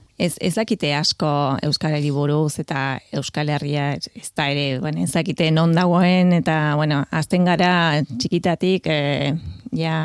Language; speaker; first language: Basque; non-native, fluent; Spanish